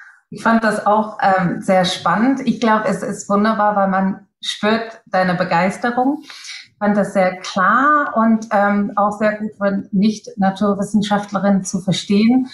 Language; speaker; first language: German; non-native, fluent; English